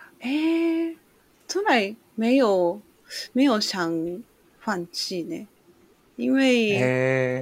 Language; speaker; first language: Chinese; non-native, learner; Japanese